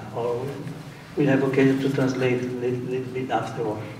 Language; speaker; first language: Italian; native; Italian